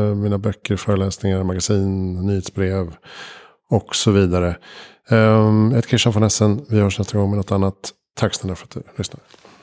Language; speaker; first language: Swedish; native; Swedish